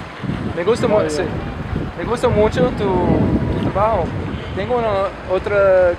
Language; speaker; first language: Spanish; non-native, learner; English